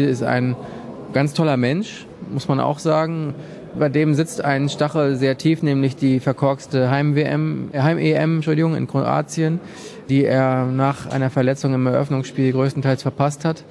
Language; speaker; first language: German; native; German